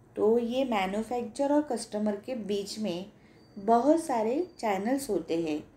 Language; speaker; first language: Hindi; non-native, local second language; Marathi